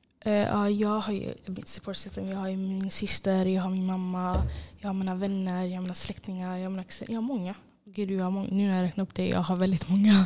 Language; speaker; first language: Swedish; early bilingual, other home language; Somali